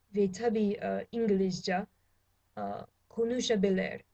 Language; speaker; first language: Turkish; non-native, fluent; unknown